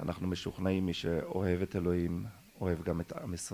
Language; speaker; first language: Hebrew; non-native, local second language; German